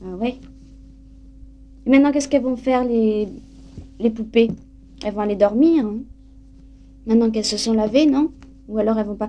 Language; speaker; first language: French; native; French